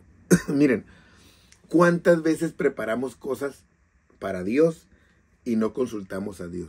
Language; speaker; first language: Spanish; native; Spanish